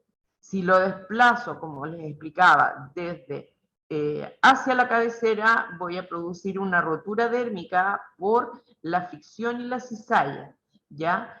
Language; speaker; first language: Spanish; native; Spanish